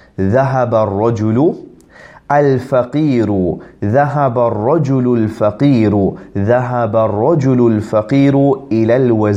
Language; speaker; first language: Arabic; non-native, fluent; English